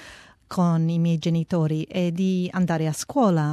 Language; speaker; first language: Italian; early bilingual, heritage; Italian